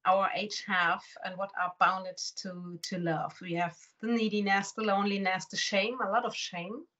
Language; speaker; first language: English; non-native, fluent; German